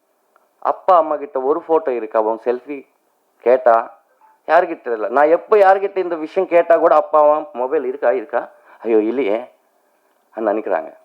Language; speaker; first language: Tamil; non-native, local second language; Telugu